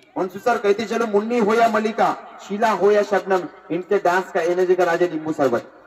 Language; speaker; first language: Hindi; non-native, local second language; Marathi